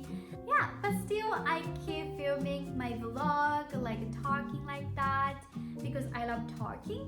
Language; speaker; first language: English; non-native, fluent; Japanese